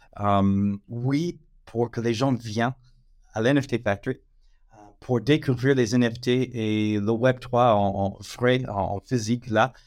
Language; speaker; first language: French; non-native, fluent; English